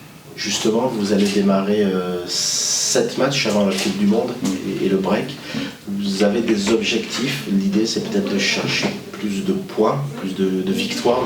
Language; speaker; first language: French; native; French